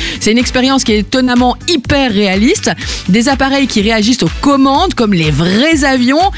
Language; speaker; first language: French; native; French